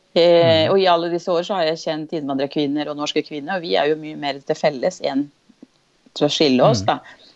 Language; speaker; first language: Norwegian; non-native, fluent; Spanish